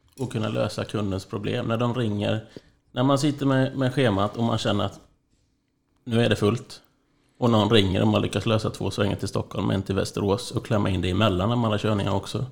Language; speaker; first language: Swedish; native; Swedish